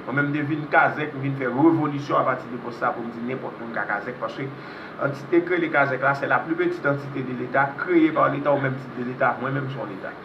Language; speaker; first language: Haitian Creole; native; Haitian Creole